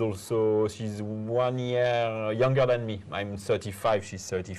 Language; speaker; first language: English; non-native, fluent; French